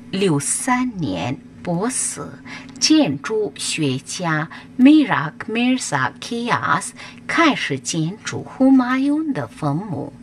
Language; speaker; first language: Chinese; non-native, learner; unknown